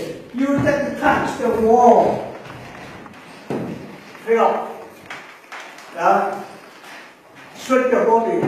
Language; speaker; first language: English; non-native, learner; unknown